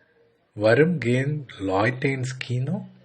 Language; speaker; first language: German; non-native, fluent; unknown